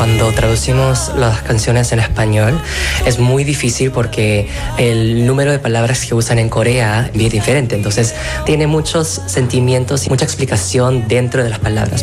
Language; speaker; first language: Spanish; non-native, fluent; Korean